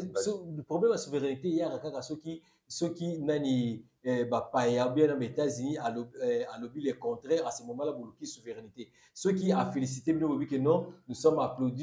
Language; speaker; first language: French; non-native, local second language; Lingala